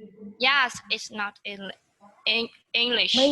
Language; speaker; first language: English; non-native, learner; Vietnamese